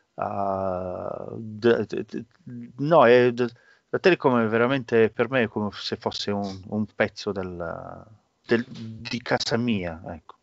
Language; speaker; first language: Italian; native; Italian